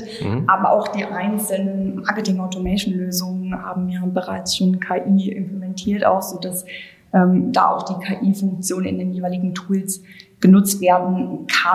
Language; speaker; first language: German; native; German